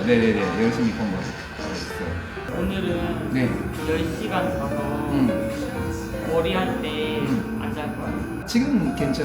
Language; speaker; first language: Korean; non-native, learner; Japanese